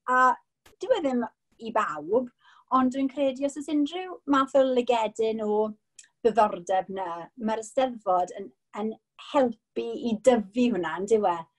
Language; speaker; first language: Welsh; non-native, local second language; English